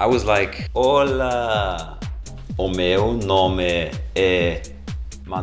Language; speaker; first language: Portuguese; non-native, learner; German